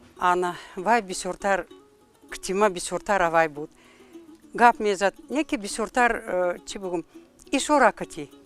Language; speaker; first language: Tajik; non-native, fluent; Russian